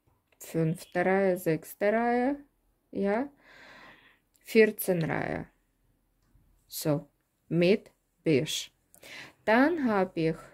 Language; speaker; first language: German; non-native, fluent; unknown